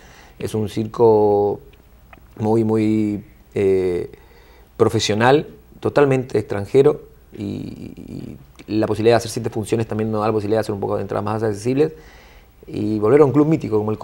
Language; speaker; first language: Spanish; native; Spanish